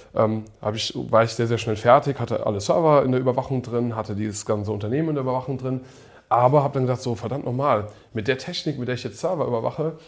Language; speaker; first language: German; early bilingual, other home language; English